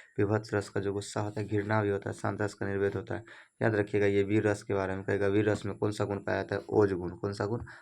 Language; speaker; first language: Hindi; native; Hindi